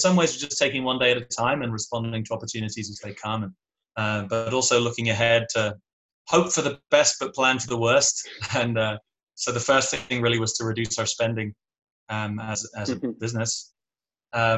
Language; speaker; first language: English; native; English